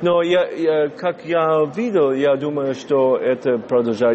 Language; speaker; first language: Russian; non-native, learner; Kyrgyz